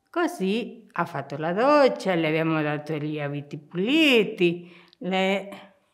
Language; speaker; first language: Italian; non-native, fluent; Spanish